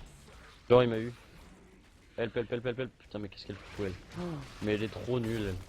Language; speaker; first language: French; native; French